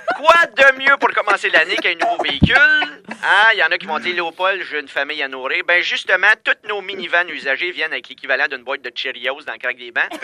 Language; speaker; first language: French; native; French